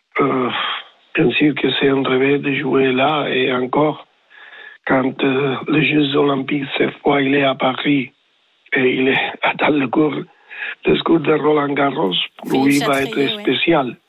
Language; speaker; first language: French; non-native, learner; Spanish